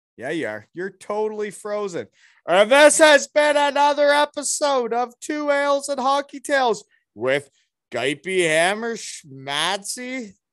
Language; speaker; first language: English; native; English